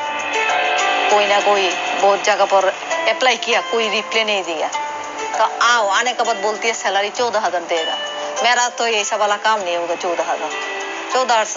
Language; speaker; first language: Hindi; non-native, local second language; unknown